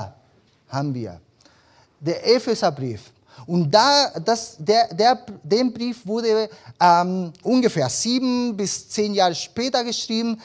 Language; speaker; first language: German; early bilingual, other home language; Spanish